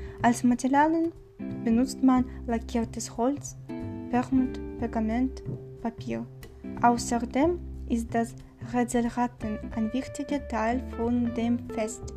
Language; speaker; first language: German; non-native, learner; Chinese